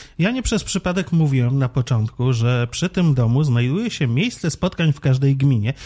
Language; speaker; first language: Polish; native; Polish